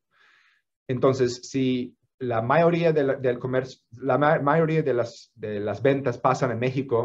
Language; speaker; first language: Spanish; non-native, fluent; English